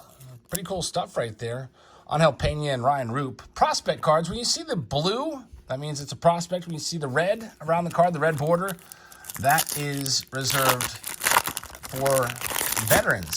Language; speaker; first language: English; native; English